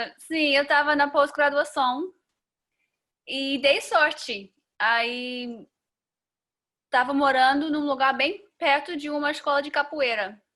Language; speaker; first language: Portuguese; non-native, fluent; English